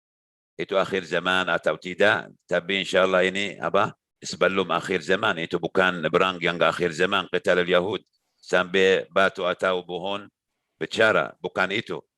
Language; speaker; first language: Indonesian; non-native, learner; Arabic